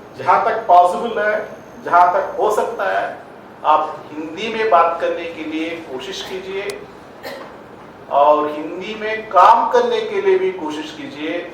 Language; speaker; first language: Hindi; non-native, local second language; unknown